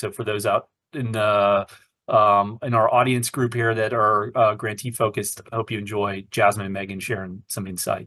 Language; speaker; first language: English; native; English